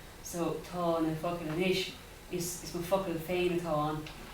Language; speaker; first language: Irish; non-native, local second language; English